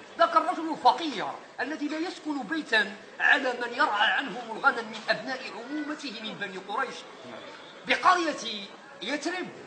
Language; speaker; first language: Arabic; native; Arabic